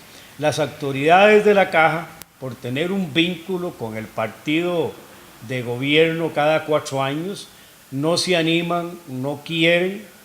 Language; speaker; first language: Spanish; native; Spanish